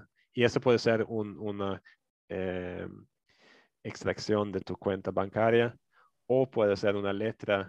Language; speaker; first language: Spanish; non-native, fluent; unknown